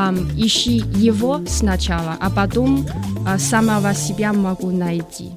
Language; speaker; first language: Russian; non-native, learner; Chinese